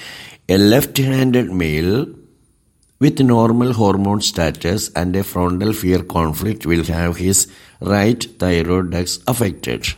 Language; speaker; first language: English; non-native, local second language; Malayalam